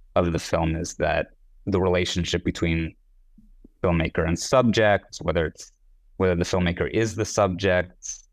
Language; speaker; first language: English; non-native, fluent; Hebrew